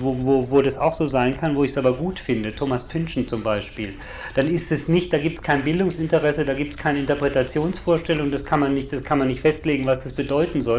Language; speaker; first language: German; native; German